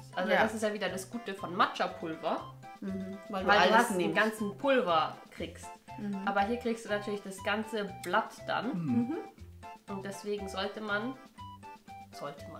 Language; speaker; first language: German; native; German